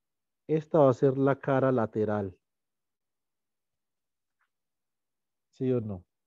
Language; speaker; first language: Spanish; native; Spanish